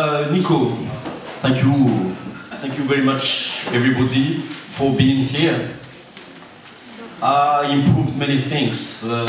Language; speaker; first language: English; non-native, learner; Malagasy